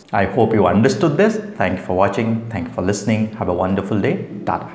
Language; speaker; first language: English; non-native, local second language; Bangla